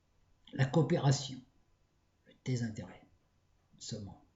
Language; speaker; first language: French; native; French